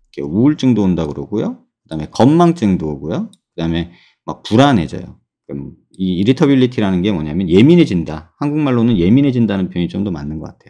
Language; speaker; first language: Korean; native; Korean